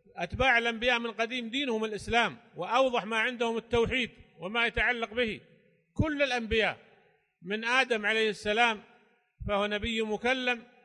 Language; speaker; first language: Arabic; native; Arabic